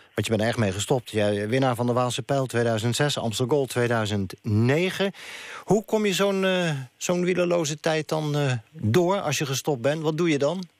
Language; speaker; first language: Dutch; native; Dutch